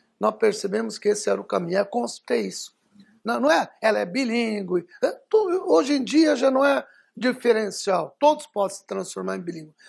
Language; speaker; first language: Portuguese; early bilingual, other home language; Arabic